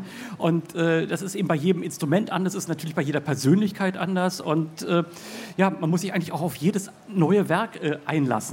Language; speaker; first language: German; native; German